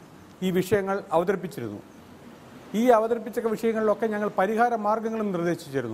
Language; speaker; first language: Malayalam; native; Malayalam